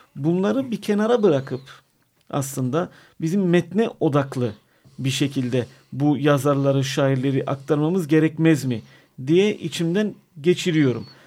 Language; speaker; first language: Turkish; non-native, local second language; Armenian